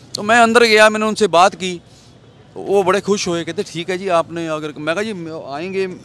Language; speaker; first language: Hindi; native; Hindi